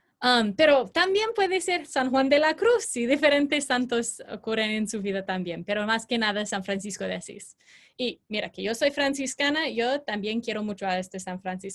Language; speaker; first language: Spanish; non-native, fluent; English